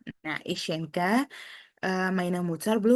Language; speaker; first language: German; non-native, learner; Indonesian